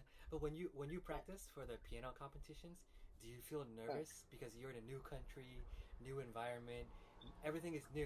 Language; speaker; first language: English; early bilingual, other home language; Chinese